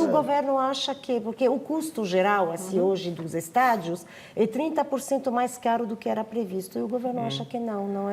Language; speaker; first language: Portuguese; non-native, fluent; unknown